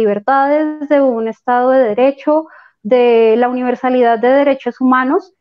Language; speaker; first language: Spanish; native; Spanish